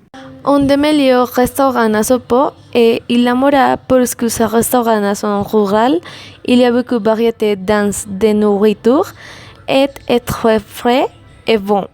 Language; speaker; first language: French; non-native, learner; Spanish